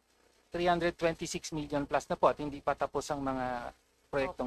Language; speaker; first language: Filipino; native; Filipino